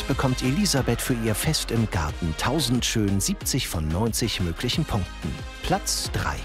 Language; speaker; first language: German; native; German